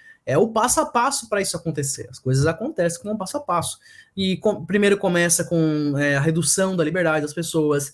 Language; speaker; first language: Portuguese; native; Portuguese